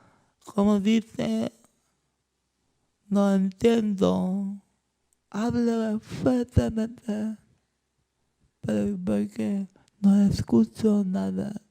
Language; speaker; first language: Spanish; non-native, fluent; Korean